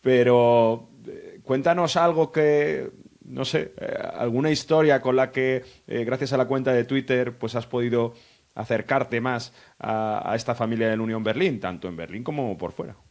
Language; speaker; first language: Spanish; native; Spanish